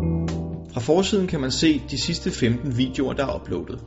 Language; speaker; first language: Danish; native; Danish